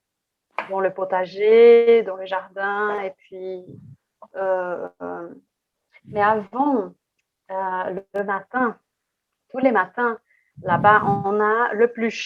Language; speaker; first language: French; non-native, fluent; Portuguese